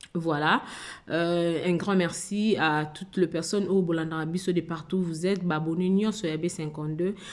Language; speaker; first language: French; non-native, local second language; Lingala